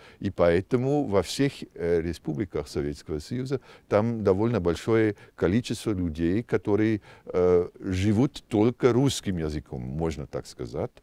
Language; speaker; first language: Russian; non-native, fluent; German